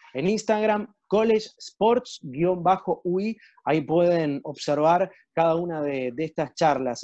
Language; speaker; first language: Spanish; native; Spanish